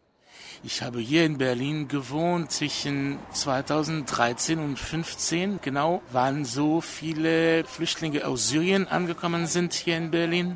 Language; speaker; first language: German; non-native, fluent; French